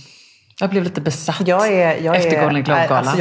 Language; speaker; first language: Swedish; native; Swedish